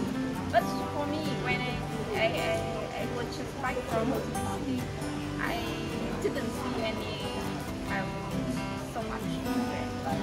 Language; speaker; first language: English; non-native, fluent; Vietnamese